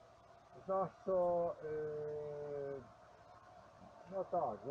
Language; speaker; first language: Polish; non-native, learner; Ukrainian